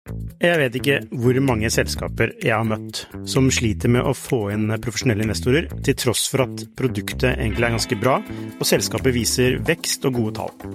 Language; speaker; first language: Norwegian; native; Norwegian